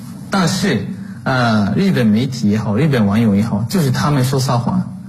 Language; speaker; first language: Chinese; non-native, fluent; Japanese